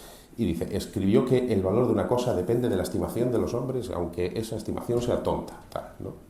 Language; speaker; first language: Spanish; native; Spanish